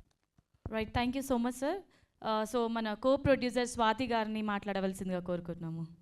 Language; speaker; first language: Telugu; native; Telugu